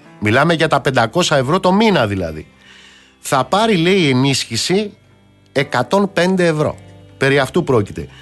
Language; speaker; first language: Greek; native; Greek